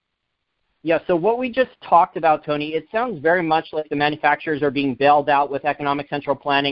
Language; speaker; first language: English; native; English